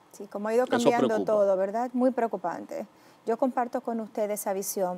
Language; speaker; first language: Spanish; native; Spanish